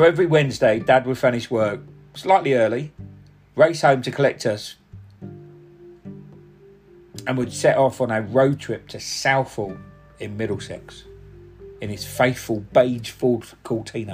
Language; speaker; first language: English; non-native, local second language; Punjabi